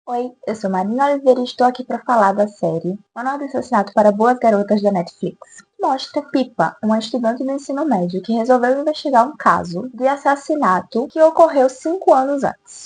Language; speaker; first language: Portuguese; native; Portuguese